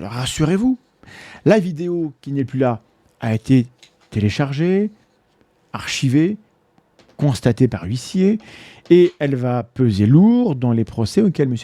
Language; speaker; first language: French; native; French